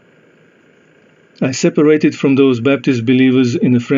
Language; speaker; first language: English; non-native, fluent; Russian